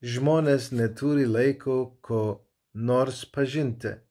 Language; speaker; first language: Lithuanian; non-native, learner; Turkish